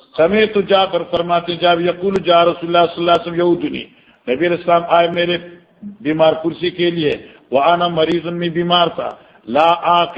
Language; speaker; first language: Urdu; non-native, local second language; Northern Hindko